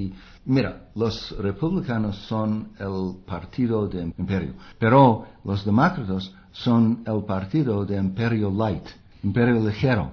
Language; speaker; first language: Spanish; non-native, fluent; English